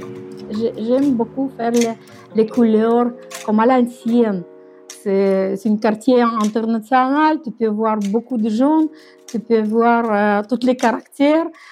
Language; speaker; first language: French; non-native, learner; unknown